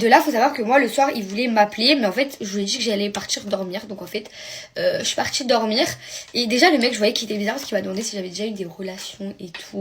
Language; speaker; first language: French; native; French